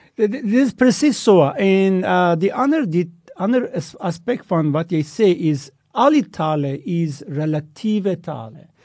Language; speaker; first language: Afrikaans; non-native, fluent; Turkish